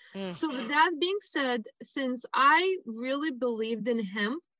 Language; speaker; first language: English; non-native, fluent; Lithuanian